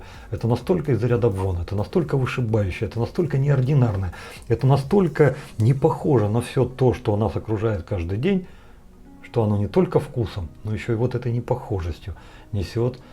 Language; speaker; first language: Russian; native; Russian